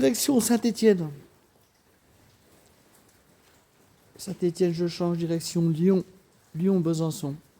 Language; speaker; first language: French; native; French